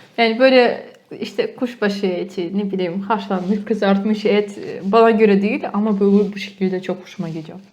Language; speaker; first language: Turkish; early bilingual, heritage; Turkish